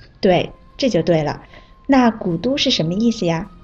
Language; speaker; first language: Chinese; native; Chinese